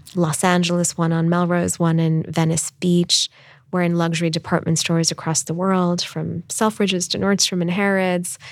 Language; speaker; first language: English; non-native, local second language; Urdu